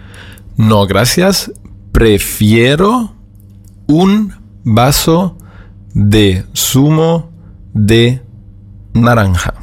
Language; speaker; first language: Spanish; non-native, fluent; German